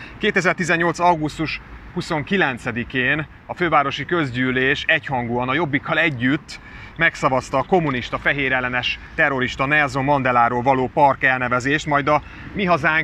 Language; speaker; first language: Hungarian; native; Hungarian